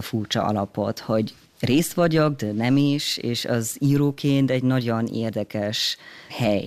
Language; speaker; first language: Hungarian; non-native, fluent; German